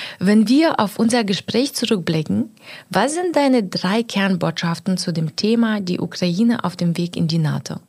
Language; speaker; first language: German; non-native, fluent; Ukrainian